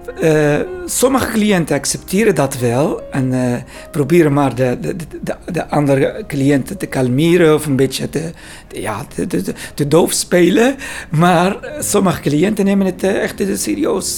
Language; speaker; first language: Dutch; non-native, learner; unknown